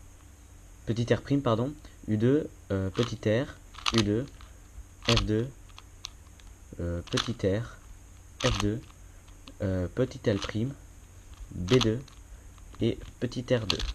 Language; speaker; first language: French; native; French